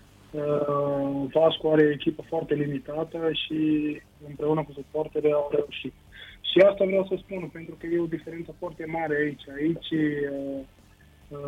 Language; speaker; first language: Romanian; non-native, fluent; Portuguese